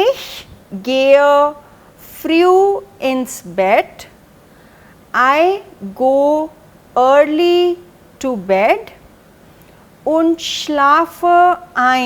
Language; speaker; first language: German; non-native, fluent; Hindi